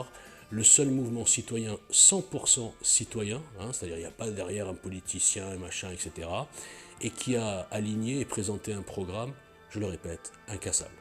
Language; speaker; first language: French; native; French